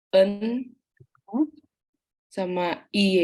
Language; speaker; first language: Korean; non-native, learner; Indonesian